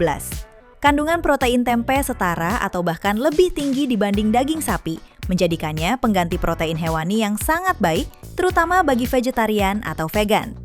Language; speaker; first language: Indonesian; native; Indonesian